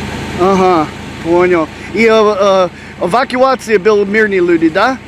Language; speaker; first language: Russian; non-native, learner; English